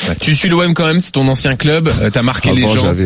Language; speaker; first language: French; native; French